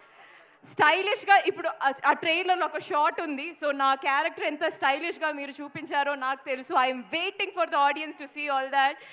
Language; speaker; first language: Telugu; non-native, fluent; Malayalam